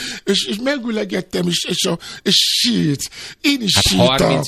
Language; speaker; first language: Hungarian; non-native, learner; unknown